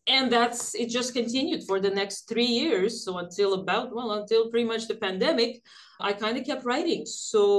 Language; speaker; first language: English; early bilingual, other home language; Ukrainian